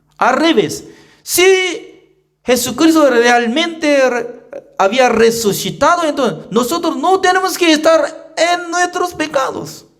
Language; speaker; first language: Spanish; non-native, fluent; Korean